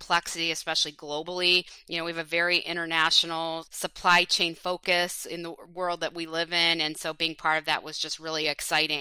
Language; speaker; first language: English; native; English